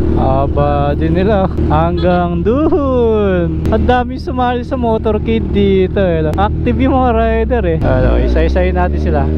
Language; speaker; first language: Filipino; non-native, local second language; Pampanga